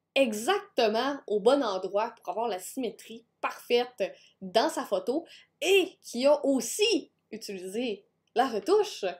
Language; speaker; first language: French; native; French